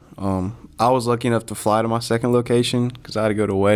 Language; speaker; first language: English; native; English